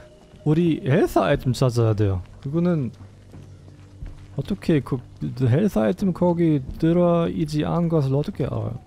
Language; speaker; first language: Korean; non-native, learner; German